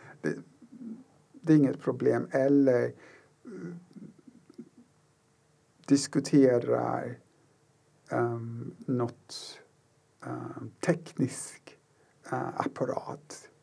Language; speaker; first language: Swedish; non-native, fluent; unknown